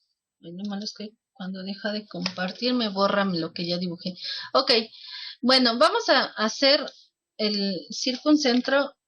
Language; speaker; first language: Spanish; native; Spanish